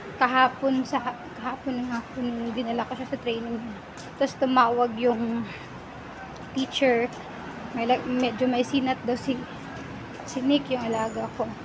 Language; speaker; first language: Filipino; non-native, local second language; Cebuano